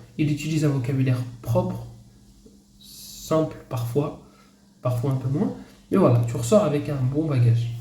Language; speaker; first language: French; native; French